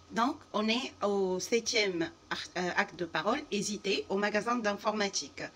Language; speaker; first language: French; non-native, fluent; Arabic